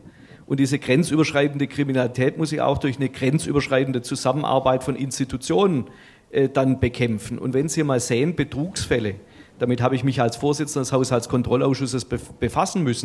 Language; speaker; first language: German; native; German